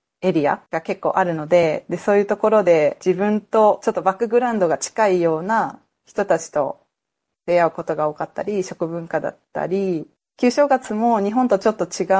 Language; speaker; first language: Japanese; native; Japanese